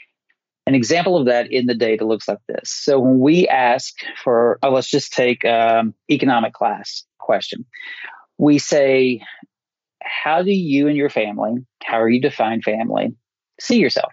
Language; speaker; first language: English; native; English